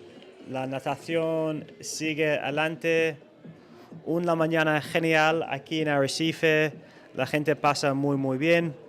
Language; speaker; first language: Spanish; non-native, learner; English